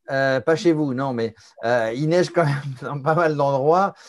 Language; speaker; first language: French; native; French